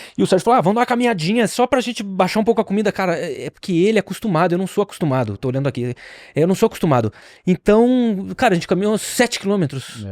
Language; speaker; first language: Portuguese; native; Portuguese